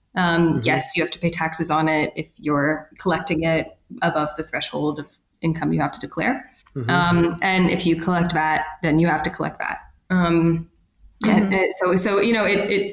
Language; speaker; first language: English; native; English